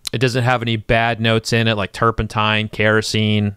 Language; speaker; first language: English; native; English